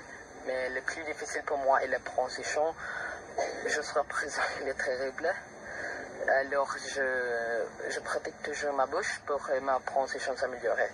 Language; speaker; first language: French; non-native, learner; Filipino